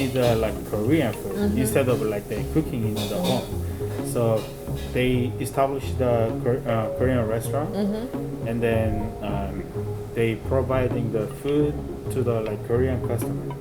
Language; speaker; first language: English; non-native, fluent; Korean